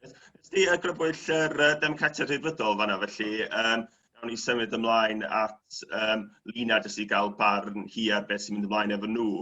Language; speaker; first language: Welsh; native; Welsh